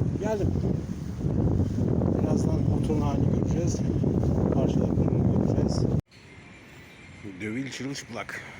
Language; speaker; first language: Turkish; native; Turkish